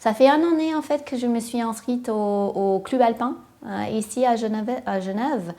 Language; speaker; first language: French; non-native, fluent; English